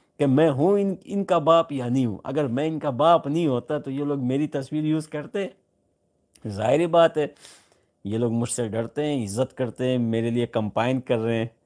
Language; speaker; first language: Urdu; non-native, local second language; Pashto